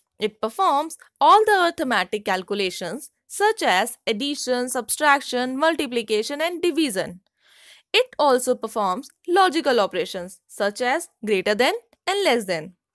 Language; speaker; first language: English; non-native, local second language; Hindi